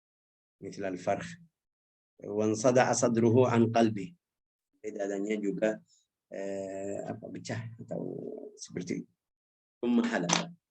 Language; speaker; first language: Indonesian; non-native, fluent; Arabic